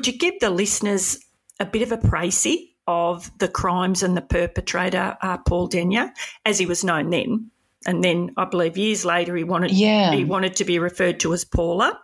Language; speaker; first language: English; native; English